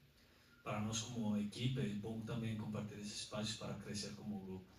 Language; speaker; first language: Portuguese; non-native, learner; Spanish